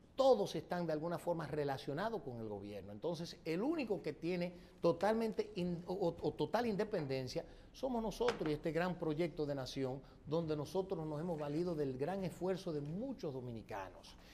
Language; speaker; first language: Spanish; early bilingual, heritage; Spanish